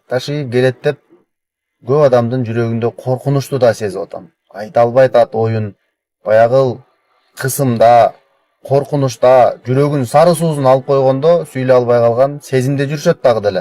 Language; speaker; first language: Kyrgyz; native; Kyrgyz